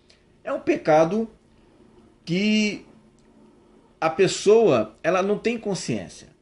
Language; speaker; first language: Portuguese; native; Portuguese